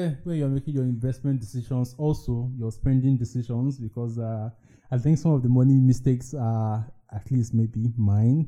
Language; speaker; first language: English; non-native, local second language; Yoruba